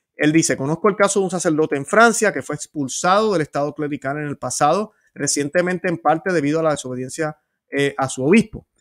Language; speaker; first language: Spanish; native; Spanish